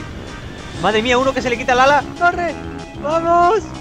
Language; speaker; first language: Spanish; native; Spanish